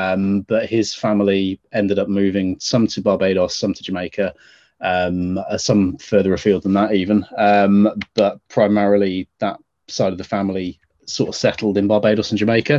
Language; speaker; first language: English; native; English